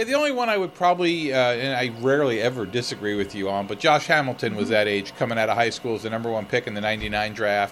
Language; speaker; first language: English; native; English